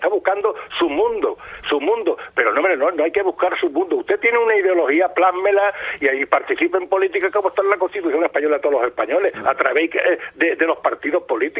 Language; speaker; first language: Spanish; native; Spanish